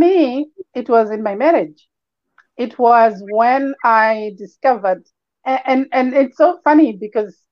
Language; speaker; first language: English; non-native, local second language; Shona